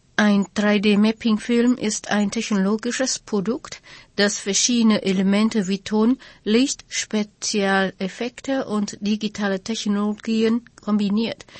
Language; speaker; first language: German; non-native, fluent; Vietnamese